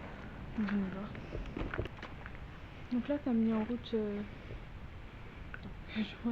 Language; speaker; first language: French; native; French